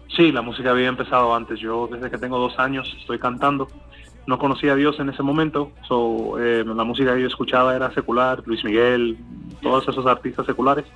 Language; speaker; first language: Spanish; early bilingual, heritage; English